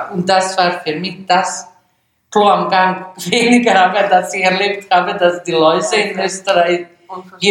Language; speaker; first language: German; non-native, learner; Bosnian